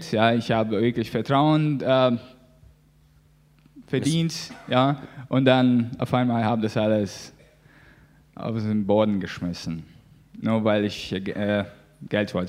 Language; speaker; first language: German; non-native, learner; Latvian